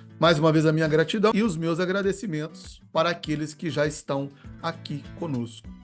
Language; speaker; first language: Portuguese; native; Portuguese